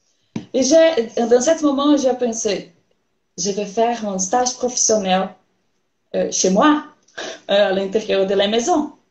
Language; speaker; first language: French; non-native, learner; Portuguese